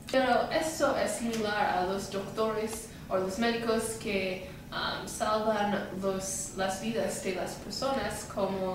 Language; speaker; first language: Spanish; non-native, learner; English